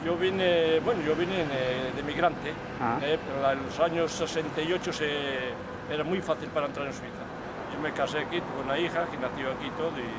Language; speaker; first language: Spanish; native; Spanish